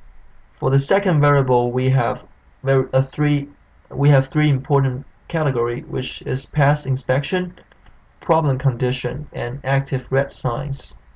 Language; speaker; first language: English; non-native, fluent; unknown